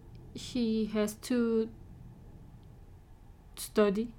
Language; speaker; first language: English; non-native, learner; Korean